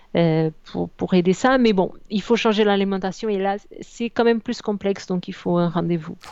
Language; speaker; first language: French; non-native, fluent; Portuguese